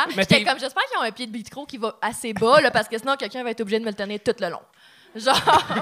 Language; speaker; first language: French; native; French